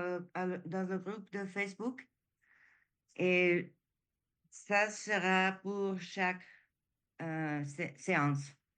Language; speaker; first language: French; non-native, learner; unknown